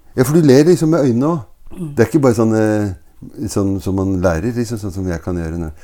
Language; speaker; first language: Norwegian; native; Norwegian